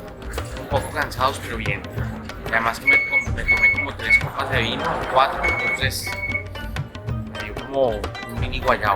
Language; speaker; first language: Spanish; native; Spanish